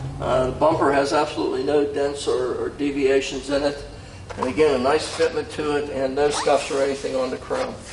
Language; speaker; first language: English; native; English